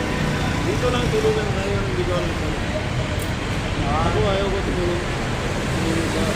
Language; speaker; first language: Filipino; non-native, learner; Punjabi